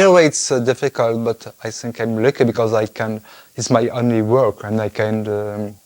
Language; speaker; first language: English; non-native, fluent; French